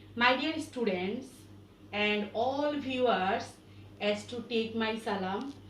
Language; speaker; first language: English; non-native, local second language; Bangla